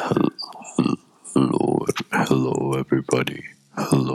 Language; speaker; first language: English; non-native, local second language; Tibetan